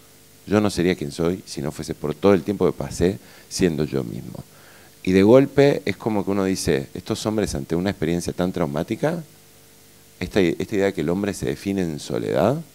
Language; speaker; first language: Spanish; native; Spanish